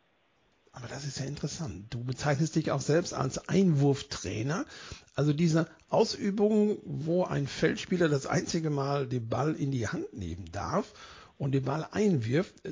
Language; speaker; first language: German; native; German